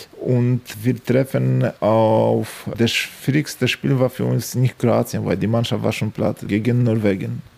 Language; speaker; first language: German; non-native, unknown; Polish